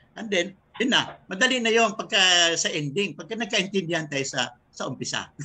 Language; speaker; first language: Filipino; native; Filipino